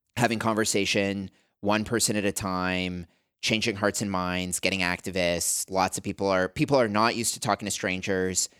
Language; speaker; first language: English; native; English